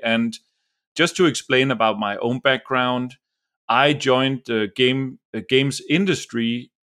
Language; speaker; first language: English; non-native, fluent; Danish